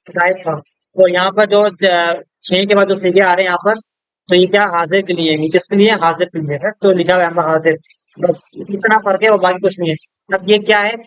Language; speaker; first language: Urdu; native; Urdu